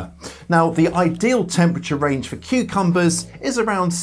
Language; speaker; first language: English; native; English